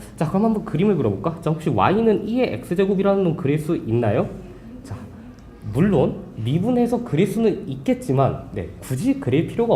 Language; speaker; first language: Korean; native; Korean